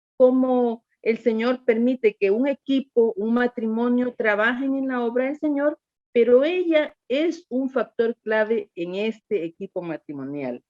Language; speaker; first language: Spanish; native; Spanish